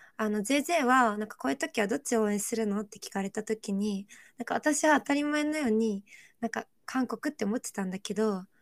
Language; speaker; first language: Japanese; early bilingual, other home language; Korean